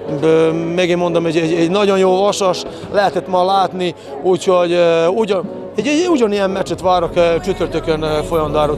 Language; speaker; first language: Hungarian; non-native, fluent; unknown